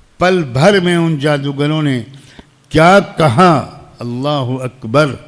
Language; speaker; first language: Urdu; native; Urdu